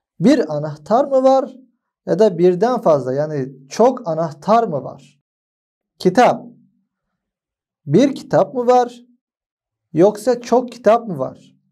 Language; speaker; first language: Turkish; non-native, fluent; Arabic